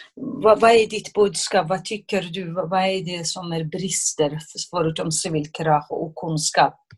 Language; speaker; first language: Swedish; non-native, fluent; Kurdish